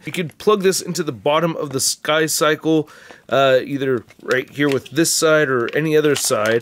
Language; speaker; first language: English; native; English